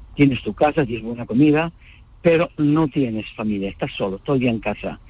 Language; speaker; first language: Spanish; native; Spanish